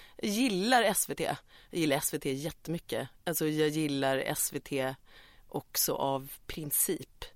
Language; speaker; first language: Swedish; native; Swedish